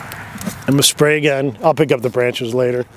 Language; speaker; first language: English; native; English